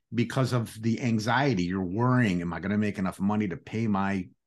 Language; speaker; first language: English; early bilingual, other home language; Greek